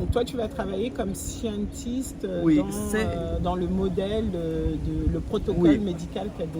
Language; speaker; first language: French; native; French